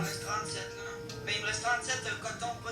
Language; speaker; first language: French; native; French